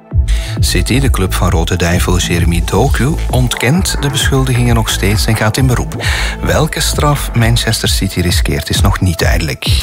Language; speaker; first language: Dutch; native; Dutch